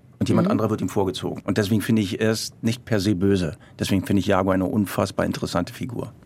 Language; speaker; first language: German; early bilingual, other home language; Croatian